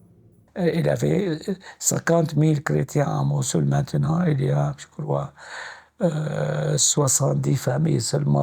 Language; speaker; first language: French; non-native, fluent; Arabic